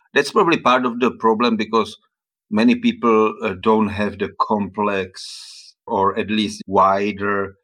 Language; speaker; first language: English; non-native, fluent; Czech